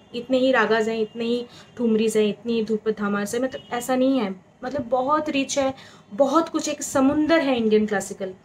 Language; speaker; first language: Hindi; non-native, local second language; Bangla